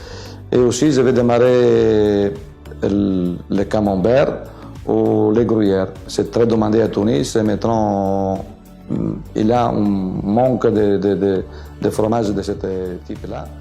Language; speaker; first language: French; non-native, fluent; Italian